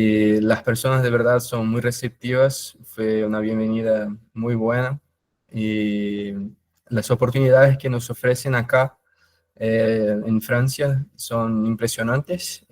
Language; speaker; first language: Spanish; non-native, fluent; Portuguese